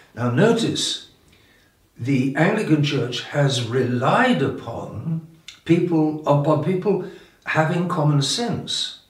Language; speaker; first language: English; native; English